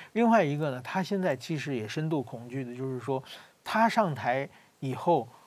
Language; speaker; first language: Chinese; native; Chinese